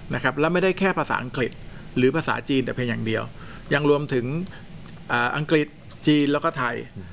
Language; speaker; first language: Thai; native; Thai